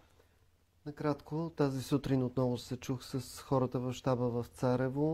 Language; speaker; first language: Bulgarian; native; Bulgarian